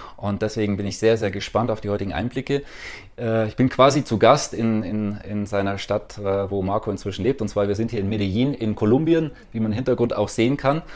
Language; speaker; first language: German; native; German